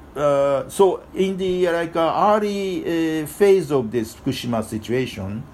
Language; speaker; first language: English; non-native, fluent; Japanese